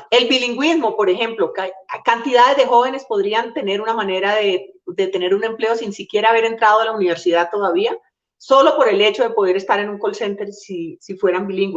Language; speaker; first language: Spanish; native; Spanish